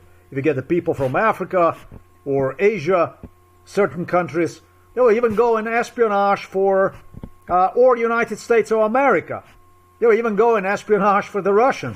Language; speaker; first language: English; non-native, fluent; Slovenian